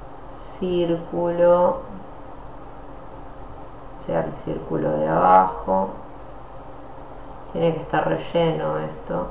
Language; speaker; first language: Spanish; native; Spanish